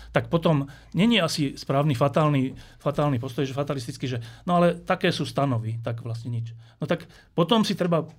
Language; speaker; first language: Slovak; native; Slovak